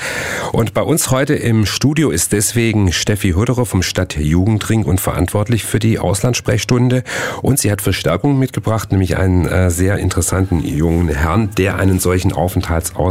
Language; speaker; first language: German; native; German